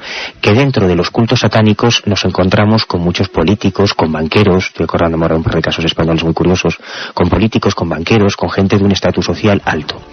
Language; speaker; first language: Spanish; native; Spanish